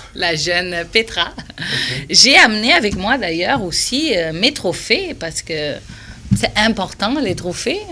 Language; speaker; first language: French; non-native, fluent; Portuguese